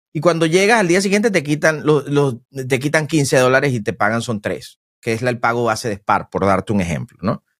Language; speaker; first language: Spanish; native; Spanish